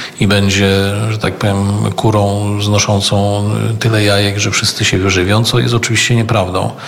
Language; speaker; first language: Polish; native; Polish